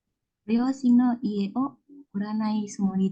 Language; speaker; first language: Japanese; non-native, learner; Indonesian